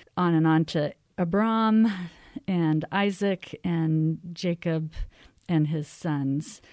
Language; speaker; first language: English; native; English